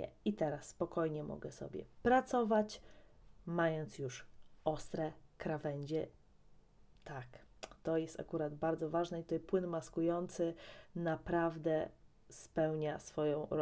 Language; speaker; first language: Polish; native; Polish